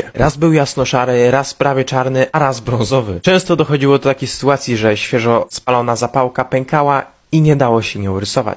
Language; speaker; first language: Polish; native; Polish